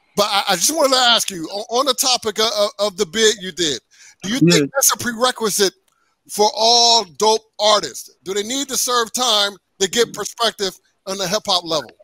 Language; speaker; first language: English; native; English